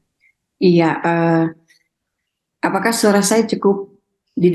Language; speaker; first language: Indonesian; native; Indonesian